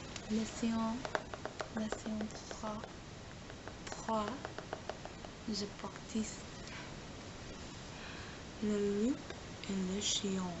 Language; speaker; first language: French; non-native, learner; English